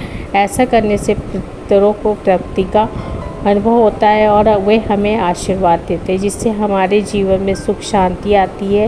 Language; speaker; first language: Hindi; native; Hindi